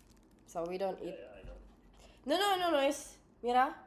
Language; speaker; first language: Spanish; non-native, learner; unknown